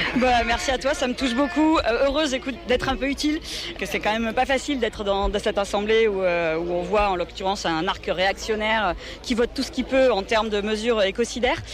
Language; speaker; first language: French; native; French